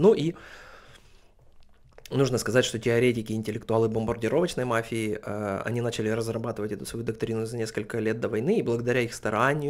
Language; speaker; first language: Russian; native; Russian